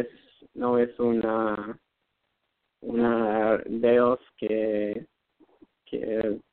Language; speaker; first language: Spanish; non-native, learner; English